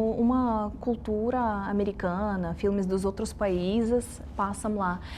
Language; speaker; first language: Portuguese; non-native, fluent; Russian